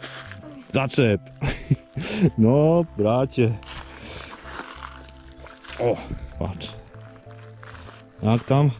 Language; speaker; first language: Polish; native; Polish